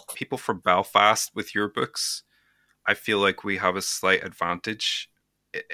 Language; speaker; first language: English; native; English